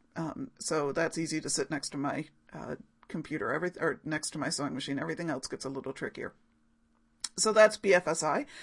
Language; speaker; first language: English; native; English